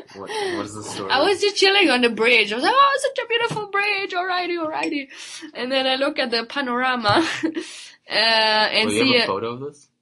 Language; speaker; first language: English; early bilingual, other home language; Italian